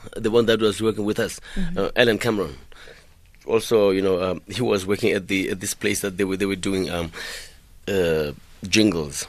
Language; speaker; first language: English; non-native, local second language; Xhosa